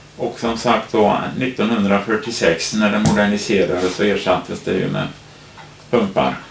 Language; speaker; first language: Swedish; native; Swedish